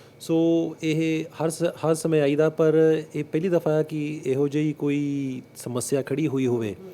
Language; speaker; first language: Punjabi; early bilingual, heritage; Punjabi